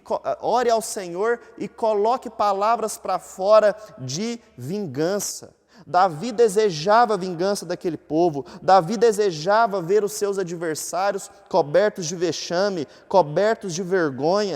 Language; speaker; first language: Portuguese; native; Portuguese